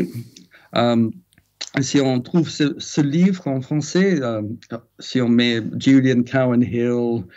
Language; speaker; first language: French; non-native, fluent; English